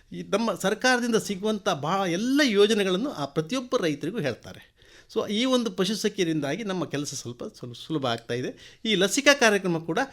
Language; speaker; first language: Kannada; native; Kannada